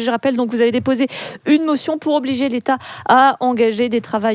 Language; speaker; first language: French; native; French